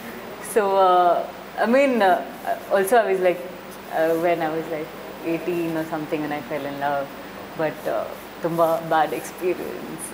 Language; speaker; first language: Kannada; non-native, learner; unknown